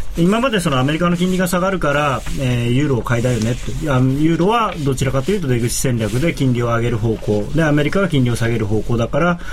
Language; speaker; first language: Japanese; native; Japanese